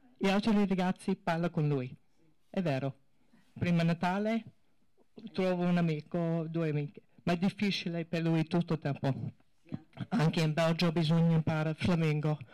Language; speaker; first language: Italian; non-native, learner; English